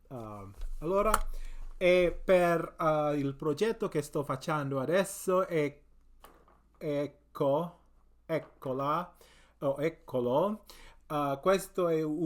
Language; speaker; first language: Italian; non-native, learner; English